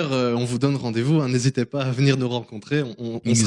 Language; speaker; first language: French; native; French